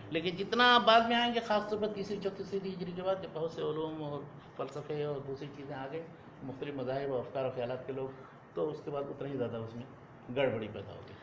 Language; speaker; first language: Urdu; native; Urdu